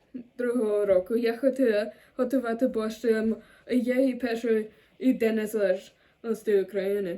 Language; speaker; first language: Ukrainian; non-native, learner; German